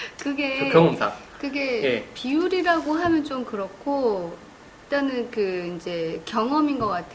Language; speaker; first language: Korean; native; Korean